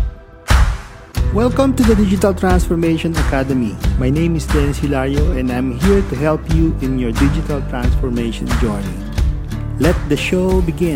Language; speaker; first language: English; non-native, local second language; Filipino